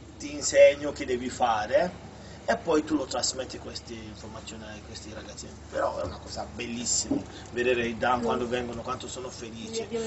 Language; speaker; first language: Italian; non-native, fluent; English